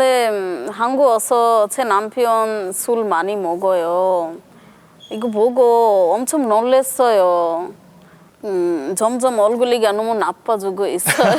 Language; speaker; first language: Korean; non-native, local second language; Bangla